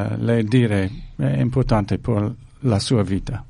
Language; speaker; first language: Italian; non-native, learner; English